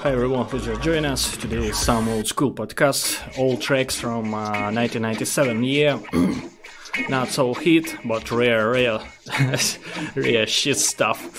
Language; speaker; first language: English; non-native, learner; Russian